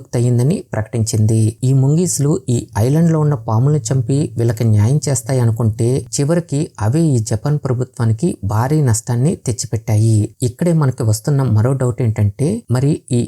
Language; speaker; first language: Telugu; native; Telugu